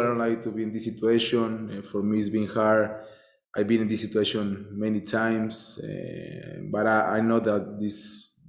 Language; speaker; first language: English; non-native, fluent; Spanish